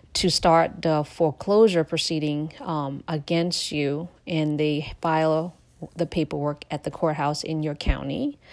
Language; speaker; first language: English; non-native, fluent; Lao